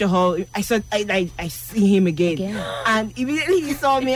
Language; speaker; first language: English; non-native, local second language; Igbo